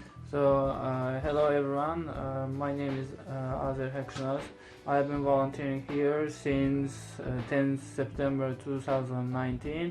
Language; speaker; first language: English; non-native, learner; Azerbaijani